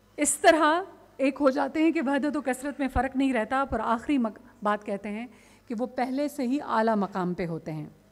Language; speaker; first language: Urdu; non-native, local second language; Sindhi